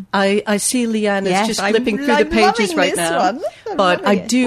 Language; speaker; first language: English; native; English